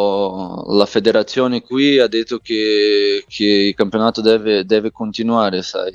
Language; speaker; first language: Italian; non-native, fluent; Portuguese